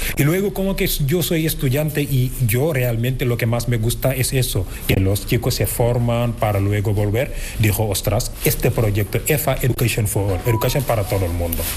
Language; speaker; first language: Spanish; non-native, fluent; Wolof